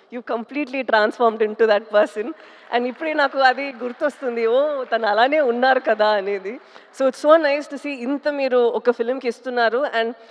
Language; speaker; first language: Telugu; non-native, fluent; Tamil